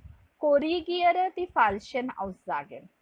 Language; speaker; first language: German; non-native, fluent; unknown